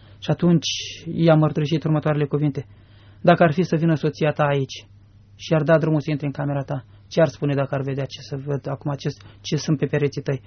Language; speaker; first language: Romanian; native; Romanian